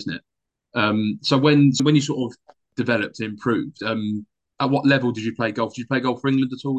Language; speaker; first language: English; native; English